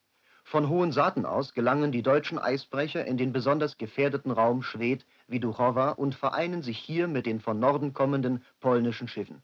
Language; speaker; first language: German; native; German